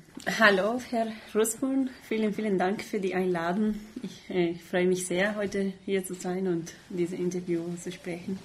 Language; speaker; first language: German; non-native, fluent; Spanish